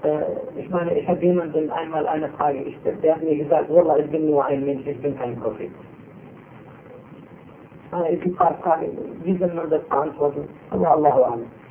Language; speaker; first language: German; non-native, fluent; Arabic